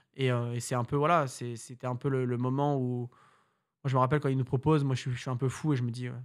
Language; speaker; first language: French; native; French